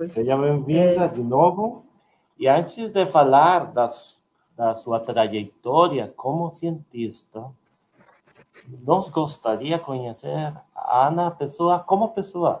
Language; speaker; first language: Portuguese; non-native, learner; Spanish